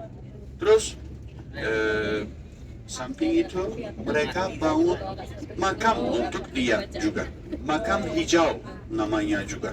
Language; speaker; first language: Indonesian; non-native, fluent; Turkish